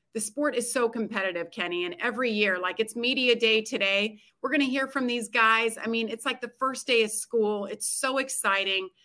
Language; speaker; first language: English; native; English